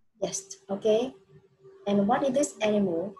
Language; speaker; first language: English; non-native, fluent; Vietnamese